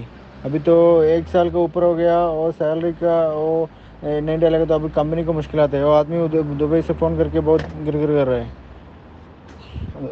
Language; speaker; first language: Hindi; non-native, learner; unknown